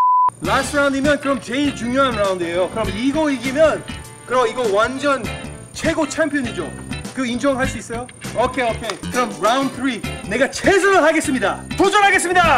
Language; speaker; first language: Korean; non-native, fluent; English